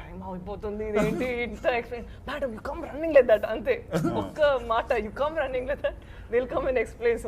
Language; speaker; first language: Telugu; non-native, local second language; Badaga